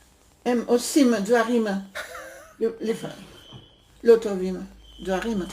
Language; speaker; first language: Hebrew; non-native, learner; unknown